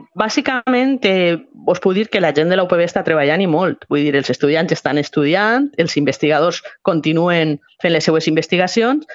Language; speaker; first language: Catalan; native; Catalan